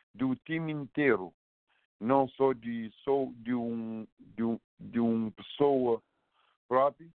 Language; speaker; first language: Portuguese; non-native, local second language; Kabuverdianu